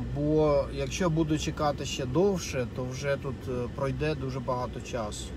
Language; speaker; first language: Ukrainian; non-native, local second language; Russian